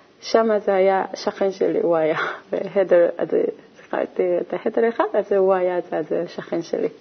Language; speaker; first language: Hebrew; non-native, learner; Korean